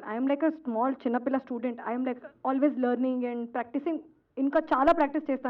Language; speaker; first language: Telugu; non-native, local second language; Hindi